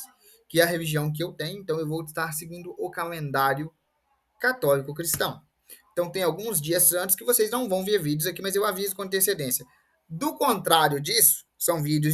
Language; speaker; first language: Portuguese; native; Portuguese